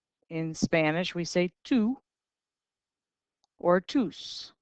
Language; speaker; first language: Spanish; non-native, fluent; English